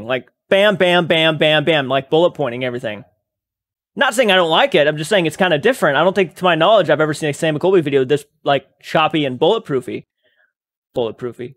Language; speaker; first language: English; native; English